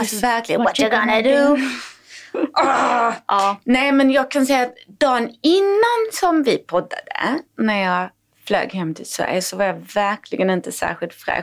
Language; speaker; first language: Swedish; native; Swedish